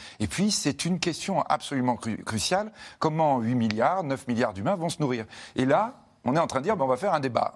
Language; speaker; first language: French; native; French